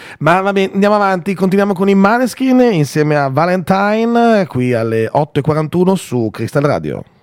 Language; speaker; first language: Italian; native; Italian